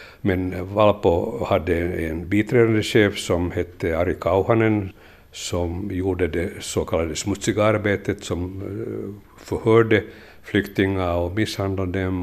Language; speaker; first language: Swedish; native; Swedish